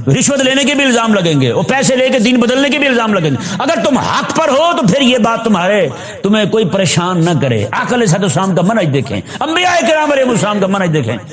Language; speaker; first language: Urdu; non-native, local second language; Punjabi